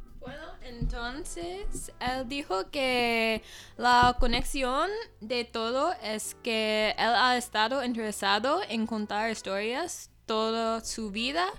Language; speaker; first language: Spanish; non-native, fluent; English